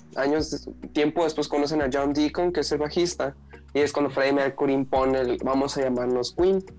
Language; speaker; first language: Spanish; native; Spanish